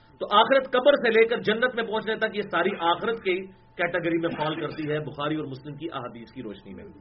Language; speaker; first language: Urdu; non-native, local second language; Punjabi